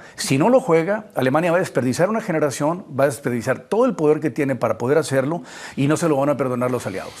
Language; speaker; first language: Spanish; native; Spanish